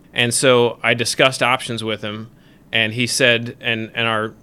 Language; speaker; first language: English; native; English